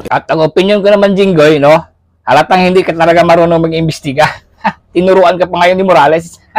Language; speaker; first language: Filipino; native; Filipino